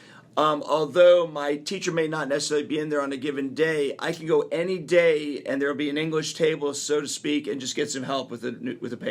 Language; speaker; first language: English; native; English